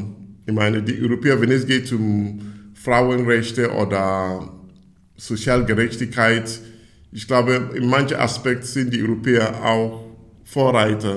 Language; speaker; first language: German; non-native, fluent; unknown